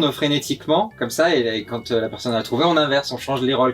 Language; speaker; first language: French; native; French